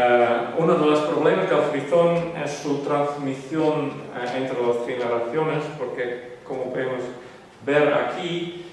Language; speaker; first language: Spanish; non-native, fluent; Western Frisian